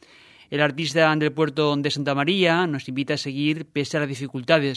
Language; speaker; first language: Spanish; native; Spanish